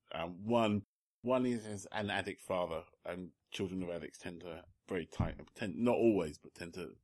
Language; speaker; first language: English; native; English